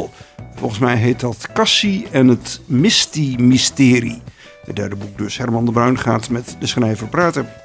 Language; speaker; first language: Dutch; native; Dutch